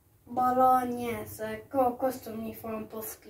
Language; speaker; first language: Italian; early bilingual, other home language; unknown